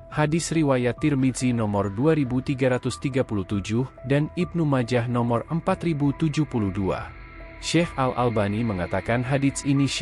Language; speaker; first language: Indonesian; native; Indonesian